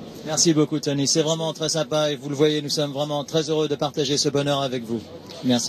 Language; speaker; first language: French; native; French